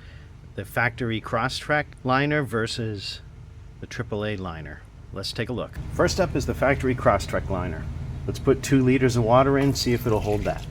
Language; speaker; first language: English; native; English